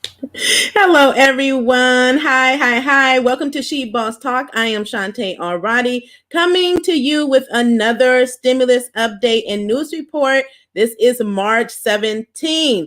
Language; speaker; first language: English; native; English